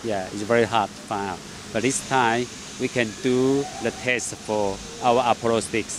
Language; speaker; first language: English; non-native, learner; Chinese